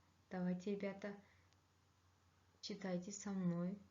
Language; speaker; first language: Russian; non-native, fluent; Kyrgyz